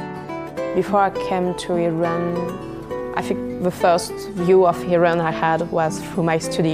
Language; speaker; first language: English; non-native, fluent; French